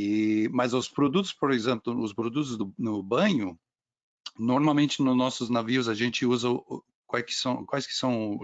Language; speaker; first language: Portuguese; non-native, fluent; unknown